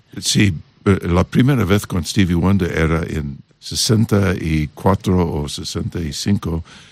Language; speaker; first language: Spanish; non-native, learner; English